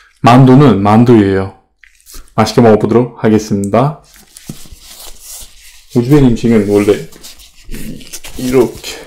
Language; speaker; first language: Korean; non-native, fluent; Uzbek